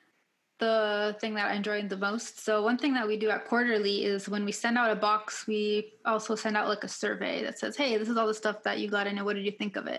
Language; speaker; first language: English; native; English